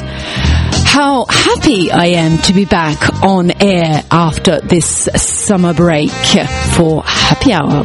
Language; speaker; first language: English; native; English